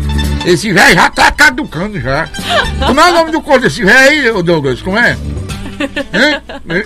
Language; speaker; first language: Portuguese; native; Portuguese